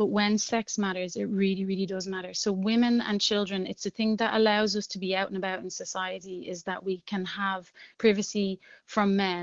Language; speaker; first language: English; native; English